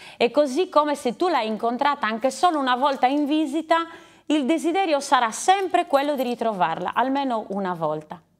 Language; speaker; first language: Italian; native; Italian